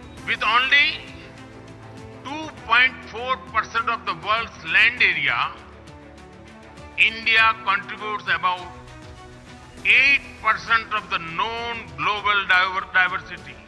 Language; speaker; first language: English; non-native, local second language; Hindi